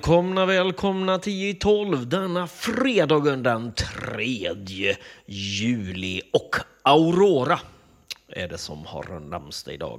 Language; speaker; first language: Swedish; native; Swedish